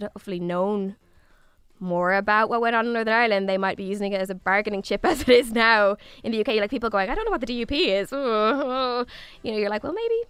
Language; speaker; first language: English; native; English